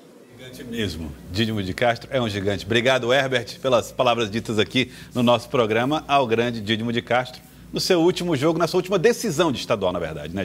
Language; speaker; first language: Portuguese; native; Portuguese